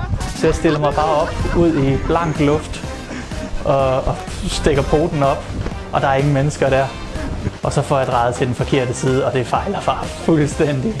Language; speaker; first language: Danish; native; Danish